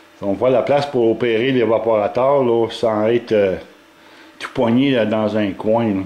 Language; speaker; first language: French; native; French